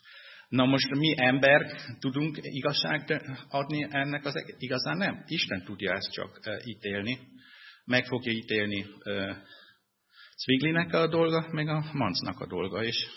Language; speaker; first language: Hungarian; non-native, fluent; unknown